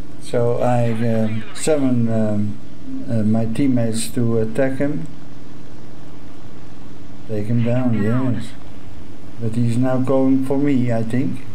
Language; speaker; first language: English; non-native, fluent; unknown